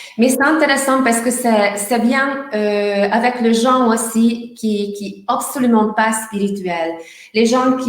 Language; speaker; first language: French; non-native, learner; Hungarian